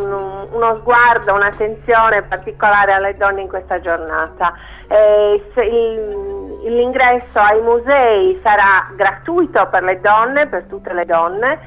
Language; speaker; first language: Italian; native; Italian